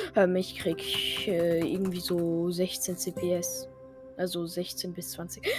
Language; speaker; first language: German; non-native, fluent; French